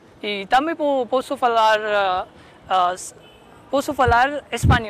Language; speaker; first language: Portuguese; non-native, learner; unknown